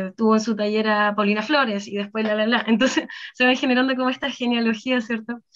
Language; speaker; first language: Spanish; native; Spanish